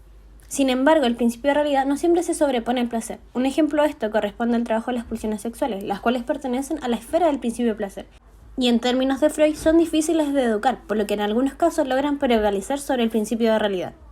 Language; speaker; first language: Spanish; native; Spanish